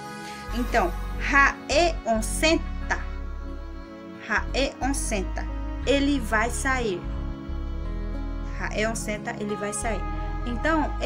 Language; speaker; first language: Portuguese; non-native, local second language; Guarani